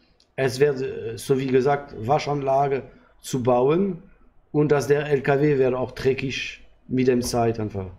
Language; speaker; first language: German; non-native, learner; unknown